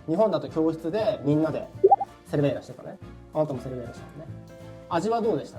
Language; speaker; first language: Japanese; native; Japanese